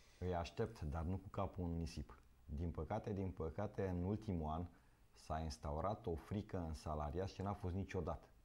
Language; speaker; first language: Romanian; native; Romanian